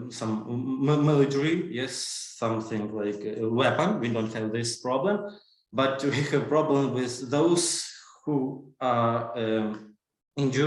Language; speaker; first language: English; non-native, learner; Ukrainian